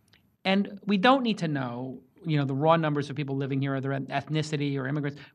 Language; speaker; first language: English; native; English